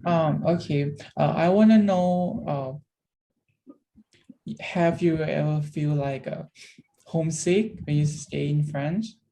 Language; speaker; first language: English; non-native, learner; Thai